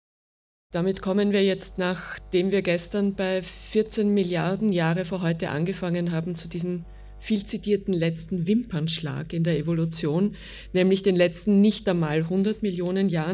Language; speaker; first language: German; native; German